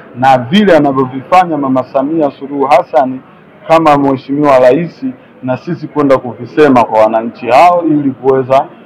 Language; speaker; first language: Swahili; native; Swahili